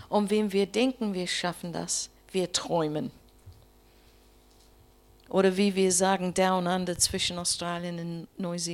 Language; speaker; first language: German; non-native, learner; English